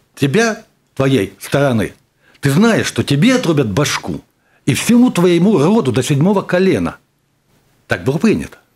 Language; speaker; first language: Russian; native; Russian